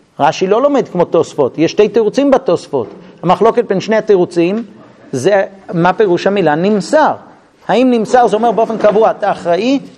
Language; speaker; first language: Hebrew; non-native, fluent; English